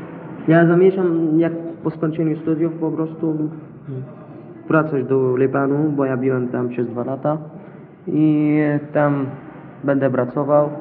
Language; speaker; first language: Polish; non-native, local second language; Arabic